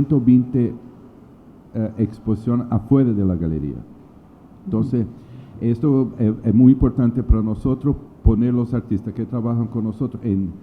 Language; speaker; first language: Spanish; non-native, learner; Portuguese